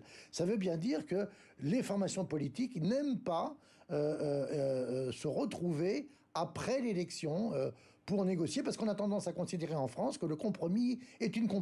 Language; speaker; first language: French; native; French